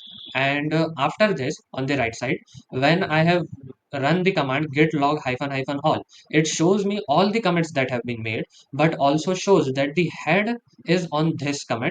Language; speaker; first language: English; non-native, local second language; Hindi